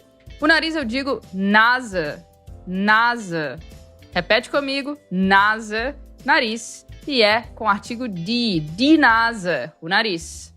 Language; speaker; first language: Portuguese; native; Portuguese